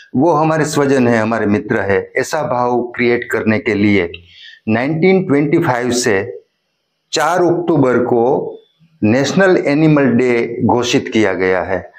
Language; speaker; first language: Hindi; non-native, local second language; Gujarati